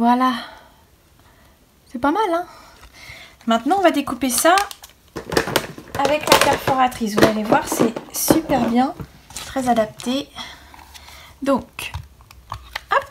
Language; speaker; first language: French; native; French